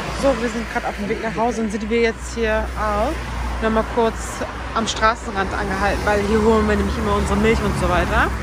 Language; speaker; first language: German; early bilingual, other home language; Turkish